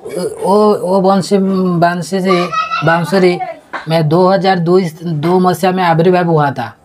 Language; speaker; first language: Hindi; non-native, local second language; Odia